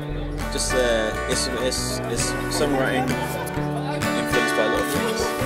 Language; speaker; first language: English; native; English